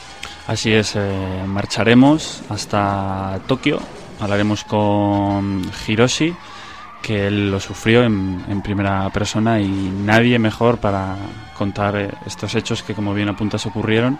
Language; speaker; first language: Spanish; native; Spanish